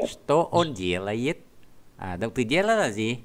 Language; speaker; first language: Russian; non-native, fluent; Vietnamese